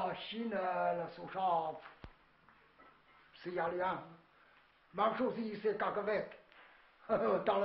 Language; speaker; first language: French; non-native, learner; Chinese